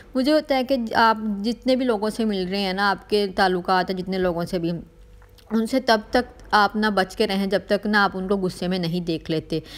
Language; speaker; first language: Urdu; non-native, local second language; Punjabi